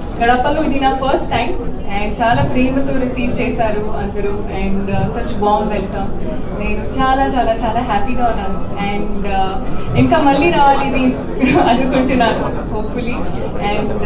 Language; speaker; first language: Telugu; non-native, learner; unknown